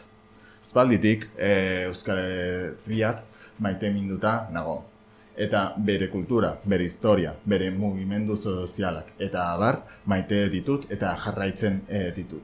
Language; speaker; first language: Basque; non-native, learner; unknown